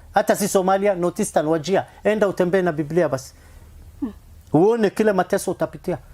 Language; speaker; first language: Swahili; non-native, fluent; Somali